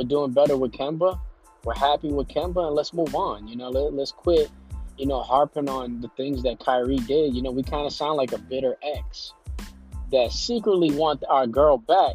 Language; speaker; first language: English; native; English